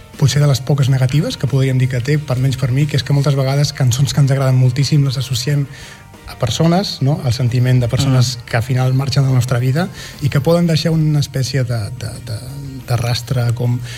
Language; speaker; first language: Catalan; native; Catalan